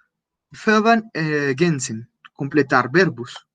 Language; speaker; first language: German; non-native, fluent; Spanish